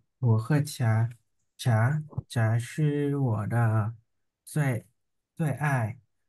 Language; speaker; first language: Chinese; non-native, learner; Vietnamese